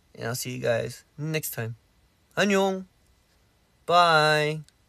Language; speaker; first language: English; early bilingual, other home language; Korean